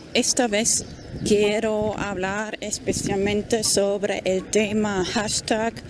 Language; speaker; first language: Spanish; non-native, fluent; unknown